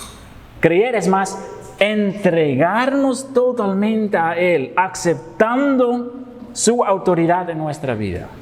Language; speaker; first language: Spanish; non-native, fluent; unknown